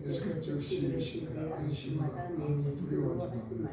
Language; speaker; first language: Korean; native; Korean